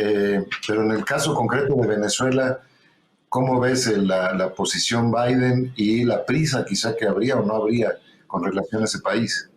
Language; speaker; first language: Spanish; native; Spanish